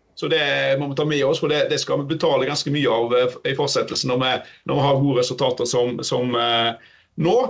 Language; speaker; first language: Norwegian; native; Norwegian